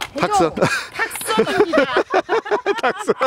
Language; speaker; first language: Korean; native; Korean